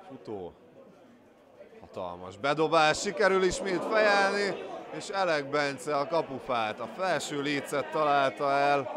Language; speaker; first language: Hungarian; native; Hungarian